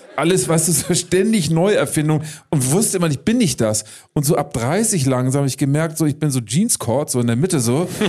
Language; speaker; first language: German; native; German